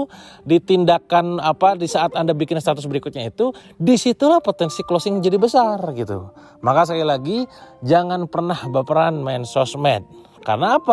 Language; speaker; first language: Indonesian; native; Indonesian